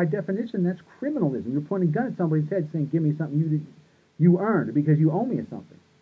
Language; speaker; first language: English; native; English